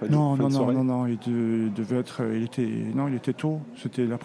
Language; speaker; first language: French; native; French